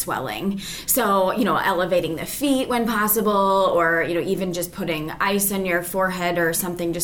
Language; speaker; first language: English; native; English